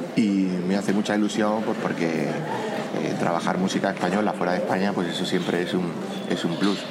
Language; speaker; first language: Spanish; native; Spanish